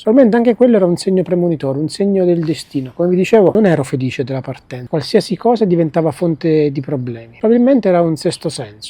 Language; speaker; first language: Italian; native; Italian